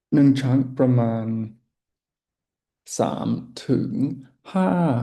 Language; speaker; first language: Thai; non-native, learner; English